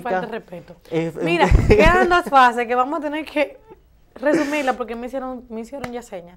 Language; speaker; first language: Spanish; native; Spanish